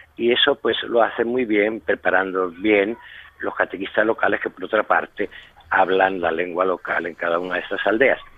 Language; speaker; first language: Spanish; native; Spanish